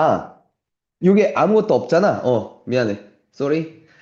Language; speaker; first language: Korean; native; Korean